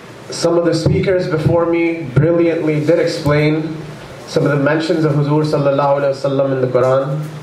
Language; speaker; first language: English; early bilingual, other home language; Urdu